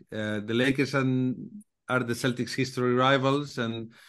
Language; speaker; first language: English; non-native, learner; Spanish